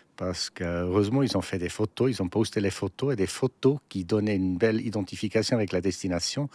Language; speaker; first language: French; non-native, local second language; German